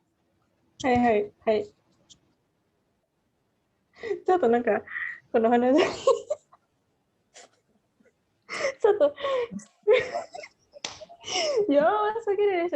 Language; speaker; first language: Japanese; non-native, fluent; Indonesian